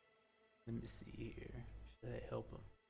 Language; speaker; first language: English; native; English